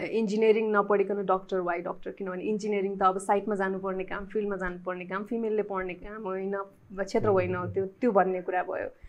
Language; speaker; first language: Nepali; native; Nepali